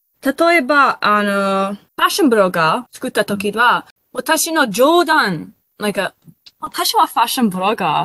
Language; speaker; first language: Japanese; non-native, learner; English